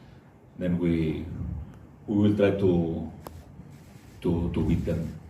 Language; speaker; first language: English; non-native, fluent; Spanish